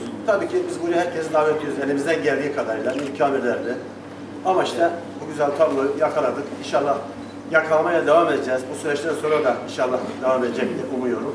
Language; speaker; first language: Turkish; native; Turkish